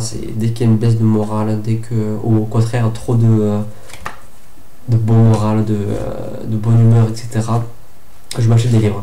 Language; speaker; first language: French; native; French